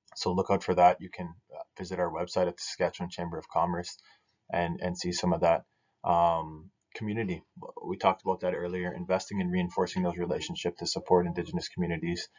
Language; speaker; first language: English; native; English